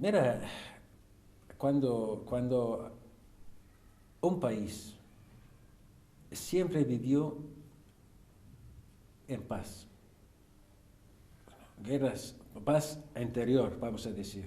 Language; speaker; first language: Spanish; non-native, fluent; Arabic